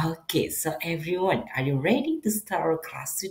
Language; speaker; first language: English; non-native, fluent; Indonesian